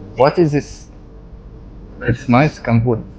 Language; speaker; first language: English; non-native, fluent; Arabic